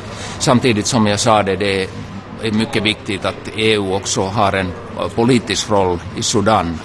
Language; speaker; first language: Swedish; non-native, local second language; Finnish